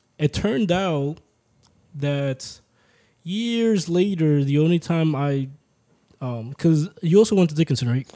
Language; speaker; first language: English; early bilingual, other home language; Spanish